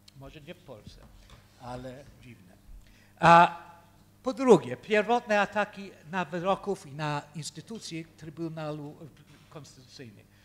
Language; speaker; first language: Polish; early bilingual, heritage; Polish